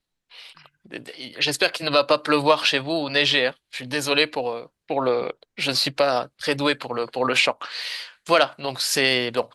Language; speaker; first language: French; native; French